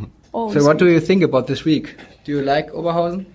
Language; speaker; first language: English; non-native, fluent; German